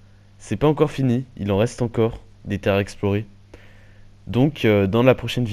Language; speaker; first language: French; native; French